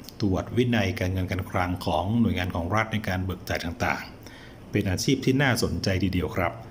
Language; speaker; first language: Thai; native; Thai